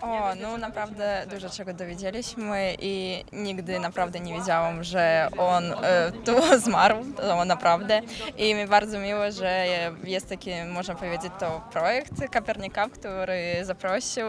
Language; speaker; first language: Polish; non-native, learner; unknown